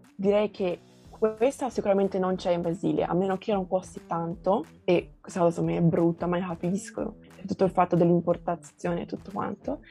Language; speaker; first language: Italian; early bilingual, other home language; Portuguese